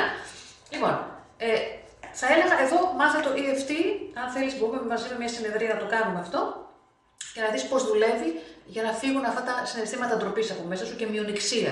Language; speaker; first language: Greek; native; Greek